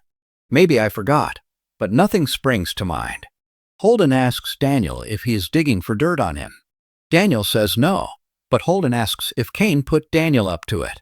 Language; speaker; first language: English; native; English